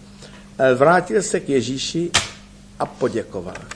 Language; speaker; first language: Czech; native; Czech